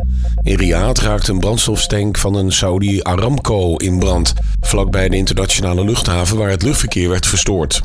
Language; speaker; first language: Dutch; native; Dutch